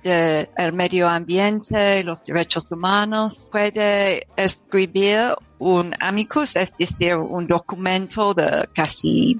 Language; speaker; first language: Spanish; non-native, learner; English